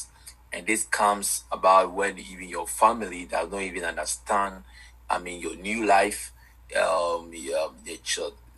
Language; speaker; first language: English; non-native, local second language; Akan